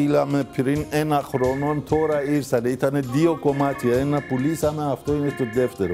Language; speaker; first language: Greek; non-native, fluent; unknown